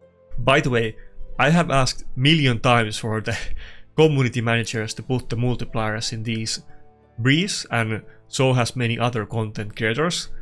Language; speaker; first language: English; non-native, fluent; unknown